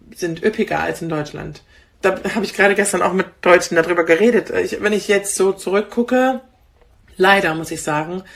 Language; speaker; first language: German; native; German